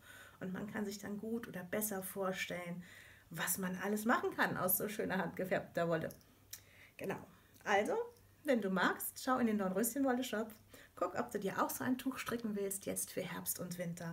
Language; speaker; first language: German; native; German